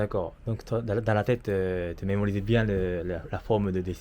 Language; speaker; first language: French; non-native, learner; Japanese